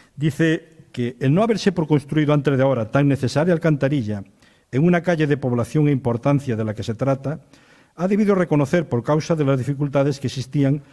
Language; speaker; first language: Spanish; native; Spanish